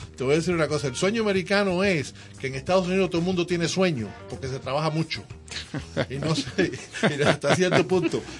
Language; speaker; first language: Spanish; native; Spanish